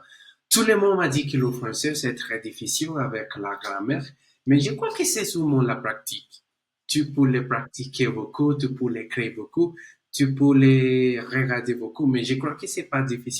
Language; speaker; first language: French; non-native, learner; Spanish